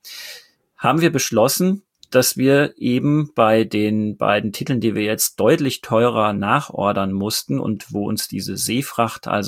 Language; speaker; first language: German; native; German